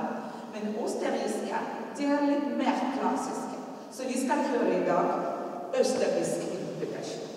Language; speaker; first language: Norwegian; non-native, learner; Russian